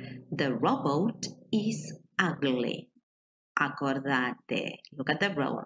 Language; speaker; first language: English; non-native, fluent; Spanish